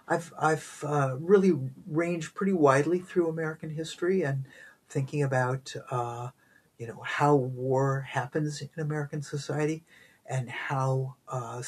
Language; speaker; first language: English; native; English